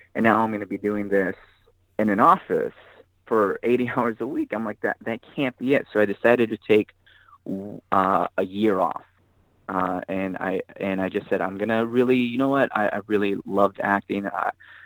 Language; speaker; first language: English; native; English